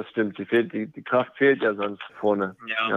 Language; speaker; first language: German; native; German